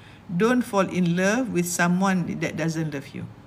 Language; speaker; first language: English; non-native, local second language; Malay